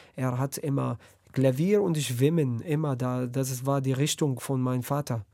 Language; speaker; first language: German; non-native, learner; Arabic